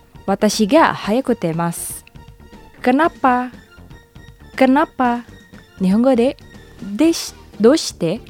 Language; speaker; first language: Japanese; non-native, fluent; Indonesian